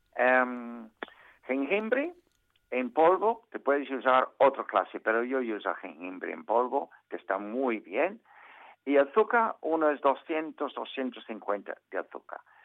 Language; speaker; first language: Spanish; non-native, fluent; English